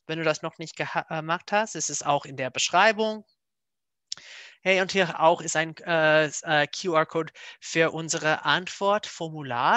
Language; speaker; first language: German; non-native, fluent; English